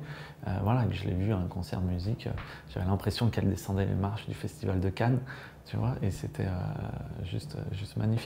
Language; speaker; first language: French; native; French